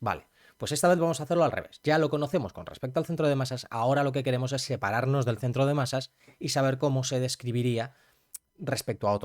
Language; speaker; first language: Spanish; native; Spanish